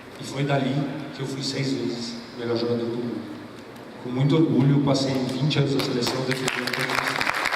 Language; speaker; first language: Portuguese; native; Portuguese